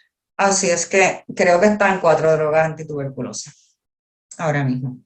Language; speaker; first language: Spanish; native; Spanish